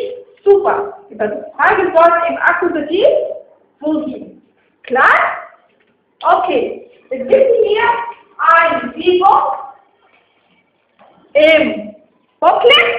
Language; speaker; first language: German; non-native, fluent; Arabic